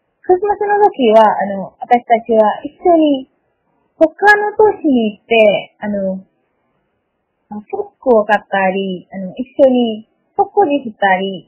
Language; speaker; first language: Japanese; non-native, learner; Malayalam